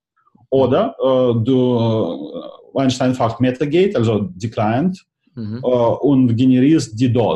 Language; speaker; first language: German; non-native, fluent; Russian